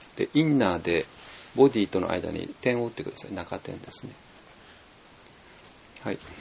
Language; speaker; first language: Japanese; native; Japanese